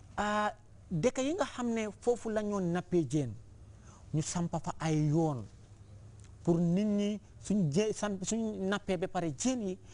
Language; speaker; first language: Wolof; non-native, local second language; Fula